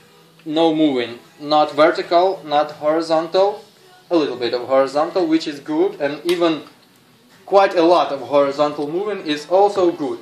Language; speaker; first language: English; non-native, fluent; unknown